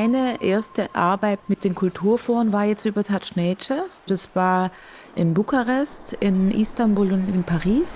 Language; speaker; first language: German; native; German